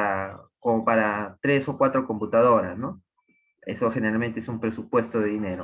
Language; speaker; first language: Spanish; native; Spanish